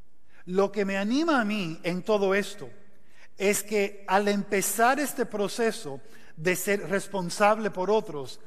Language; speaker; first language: Spanish; non-native, fluent; English